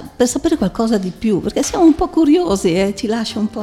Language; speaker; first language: Italian; native; Italian